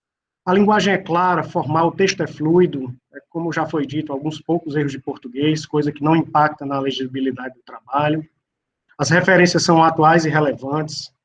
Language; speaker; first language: Portuguese; native; Portuguese